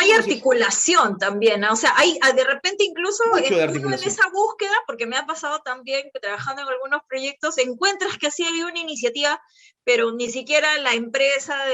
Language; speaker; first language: Spanish; native; Spanish